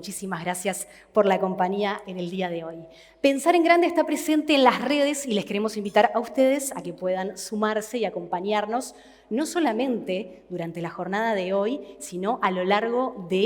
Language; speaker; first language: Spanish; native; Spanish